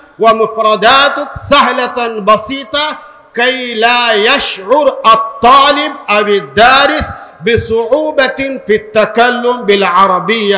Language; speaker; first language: Arabic; non-native, fluent; Urdu